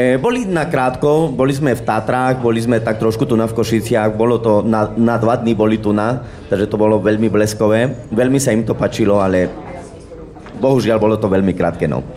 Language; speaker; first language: Slovak; non-native, fluent; Spanish